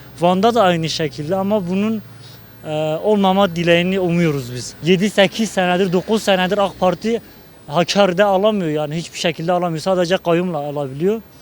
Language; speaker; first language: Turkish; non-native, local second language; Kurdish